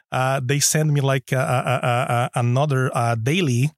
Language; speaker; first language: English; non-native, fluent; Portuguese